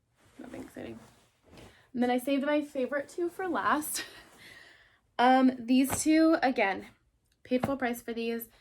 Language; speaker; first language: English; native; English